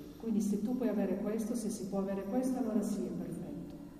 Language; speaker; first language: Italian; native; Italian